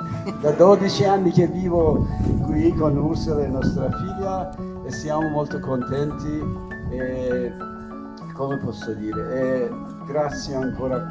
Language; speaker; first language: Italian; non-native, fluent; Persian